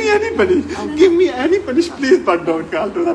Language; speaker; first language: English; non-native, learner; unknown